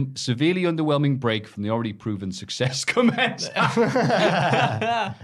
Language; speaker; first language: English; native; English